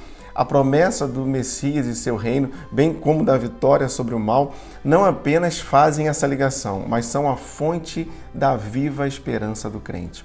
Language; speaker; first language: Portuguese; native; Portuguese